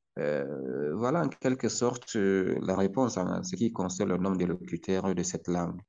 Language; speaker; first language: French; non-native, local second language; Hausa